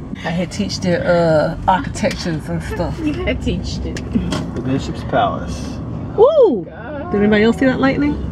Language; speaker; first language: English; native; English